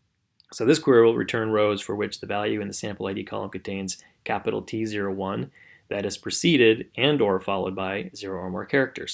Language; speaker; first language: English; native; English